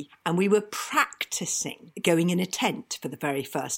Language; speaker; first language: English; native; English